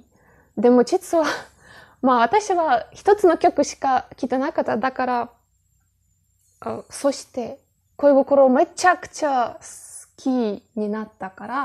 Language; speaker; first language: Japanese; non-native, fluent; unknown